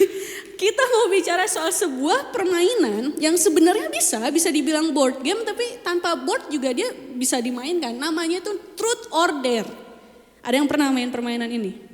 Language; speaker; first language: Indonesian; native; Indonesian